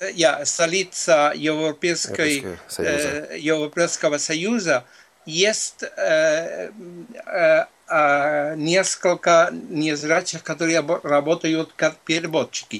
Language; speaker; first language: Russian; non-native, fluent; Spanish